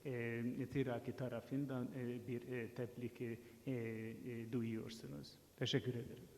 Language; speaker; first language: Turkish; non-native, fluent; Hungarian